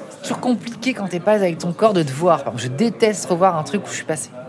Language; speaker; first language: French; native; French